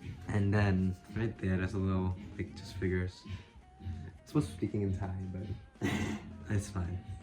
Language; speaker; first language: English; non-native, fluent; Thai